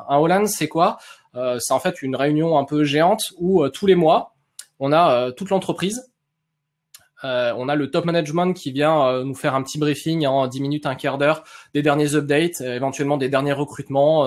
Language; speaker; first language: French; native; French